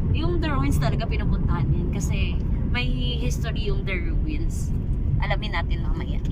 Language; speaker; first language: Filipino; non-native, local second language; Hiligaynon